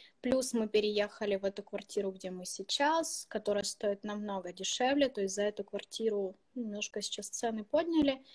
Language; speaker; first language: Russian; native; Russian